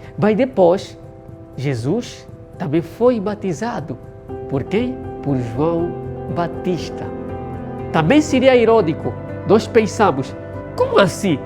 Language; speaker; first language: Portuguese; native; Portuguese